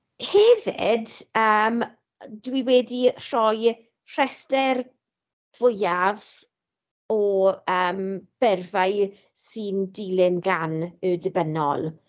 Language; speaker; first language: Welsh; non-native, local second language; English